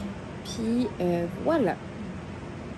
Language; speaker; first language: French; native; French